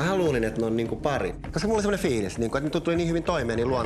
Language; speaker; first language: Finnish; native; Finnish